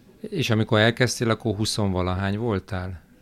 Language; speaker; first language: Hungarian; native; Hungarian